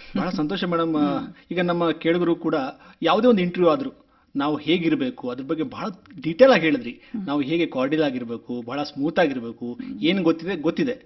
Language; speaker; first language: Kannada; native; Kannada